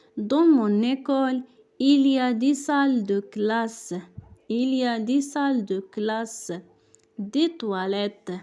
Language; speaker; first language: French; non-native, local second language; Arabic